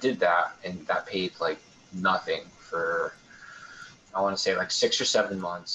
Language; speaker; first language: English; native; English